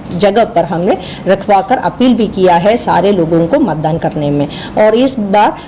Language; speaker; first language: Hindi; non-native, local second language; Malayalam